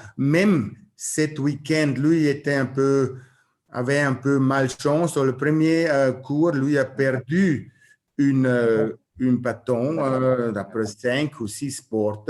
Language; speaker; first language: French; non-native, learner; German